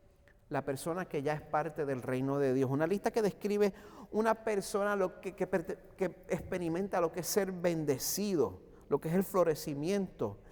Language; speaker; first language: Spanish; native; Spanish